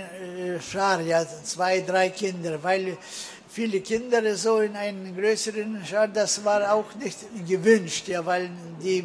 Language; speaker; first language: German; early bilingual, heritage; German